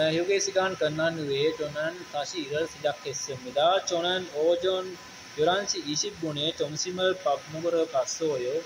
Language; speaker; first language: Korean; non-native, learner; Sinhala